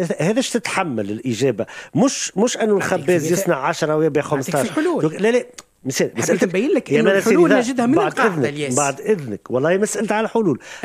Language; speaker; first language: Arabic; native; Arabic